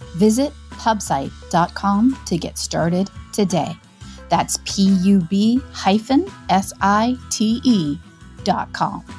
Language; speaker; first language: English; native; English